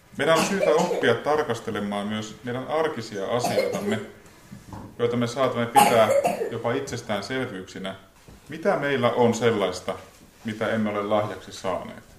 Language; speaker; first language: Finnish; native; Finnish